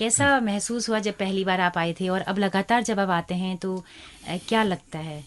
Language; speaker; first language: Hindi; native; Hindi